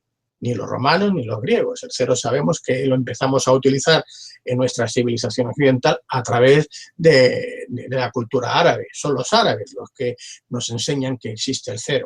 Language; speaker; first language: Spanish; native; Spanish